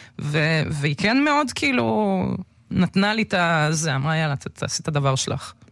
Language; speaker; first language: Hebrew; native; Hebrew